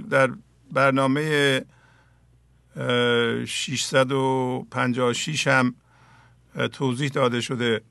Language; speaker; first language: Persian; native; Persian